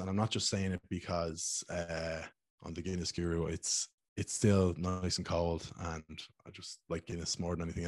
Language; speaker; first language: English; native; English